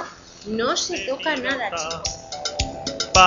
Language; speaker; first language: Spanish; native; Spanish